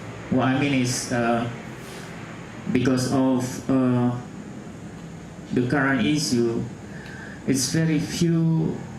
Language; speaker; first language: English; non-native, local second language; Indonesian